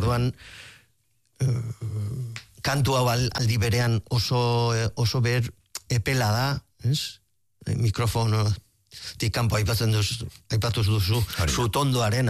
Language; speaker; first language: Basque; native; Basque